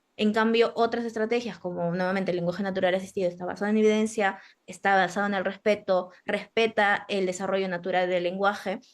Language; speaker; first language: Spanish; native; Spanish